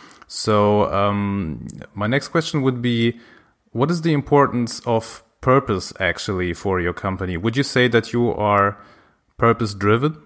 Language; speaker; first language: English; non-native, fluent; German